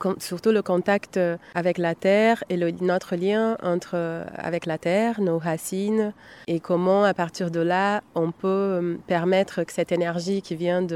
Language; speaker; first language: French; non-native, fluent; Portuguese